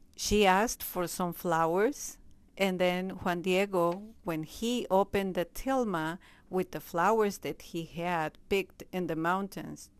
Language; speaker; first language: English; non-native, fluent; Spanish